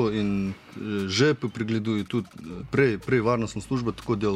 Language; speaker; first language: Slovenian; non-native, learner; Russian